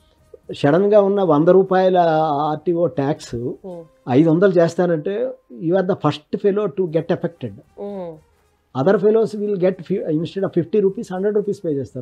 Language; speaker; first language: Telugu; native; Telugu